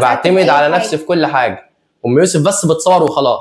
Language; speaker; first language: Arabic; native; Arabic